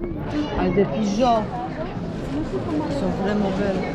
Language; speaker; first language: French; non-native, learner; Polish